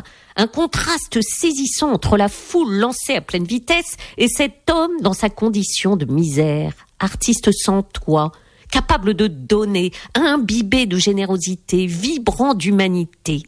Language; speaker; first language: French; native; French